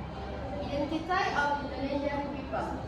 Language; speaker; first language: English; non-native, learner; Indonesian